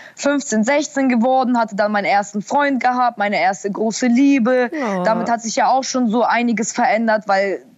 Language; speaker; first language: German; early bilingual, other home language; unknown